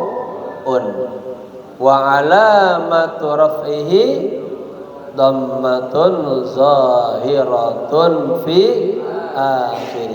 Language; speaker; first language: Arabic; non-native, fluent; Indonesian